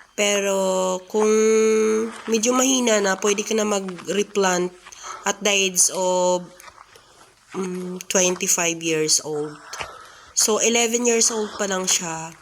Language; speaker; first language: Filipino; non-native, local second language; Hiligaynon